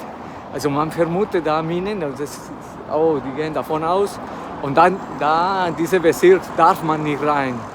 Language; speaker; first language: German; non-native, fluent; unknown